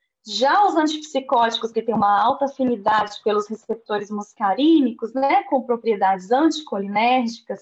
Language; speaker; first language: Portuguese; native; Portuguese